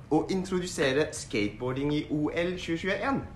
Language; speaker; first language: Norwegian; non-native, fluent; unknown